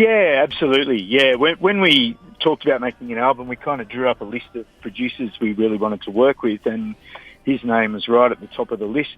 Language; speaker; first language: English; native; English